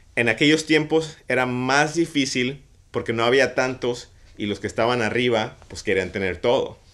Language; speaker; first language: Spanish; native; Spanish